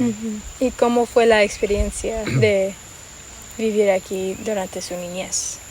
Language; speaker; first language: Spanish; non-native, fluent; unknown